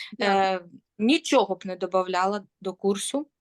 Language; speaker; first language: Ukrainian; non-native, local second language; Russian